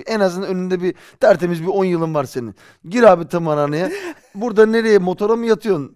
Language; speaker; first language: Turkish; early bilingual, heritage; Turkish